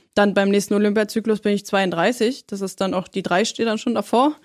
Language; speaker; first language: German; native; German